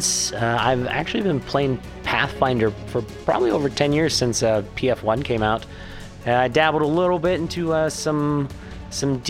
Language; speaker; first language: English; native; English